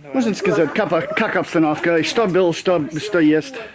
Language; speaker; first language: Russian; non-native, learner; English